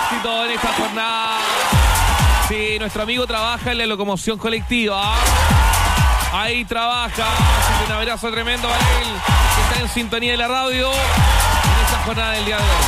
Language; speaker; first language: Spanish; native; Spanish